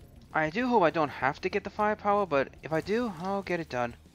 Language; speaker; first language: English; native; English